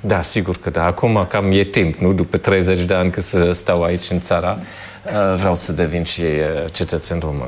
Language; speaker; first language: Romanian; non-native, fluent; German